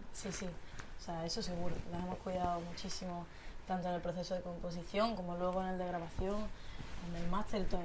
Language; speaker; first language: Spanish; native; Spanish